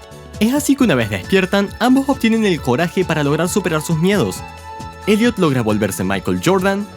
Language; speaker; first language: Spanish; native; Spanish